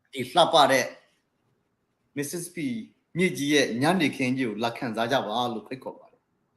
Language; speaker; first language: Burmese; non-native, local second language; S'gaw Karen